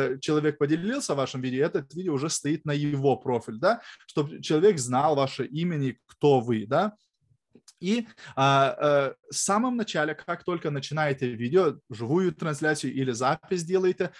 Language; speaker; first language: Russian; non-native, fluent; Lithuanian